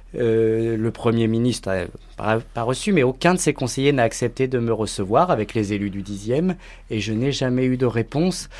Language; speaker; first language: French; native; French